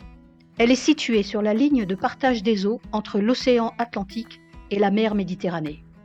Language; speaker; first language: French; native; French